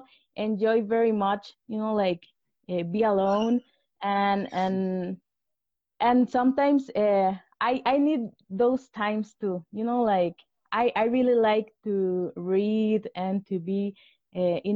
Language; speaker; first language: English; non-native, learner; Spanish